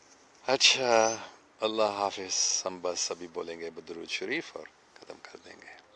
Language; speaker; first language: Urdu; non-native, fluent; English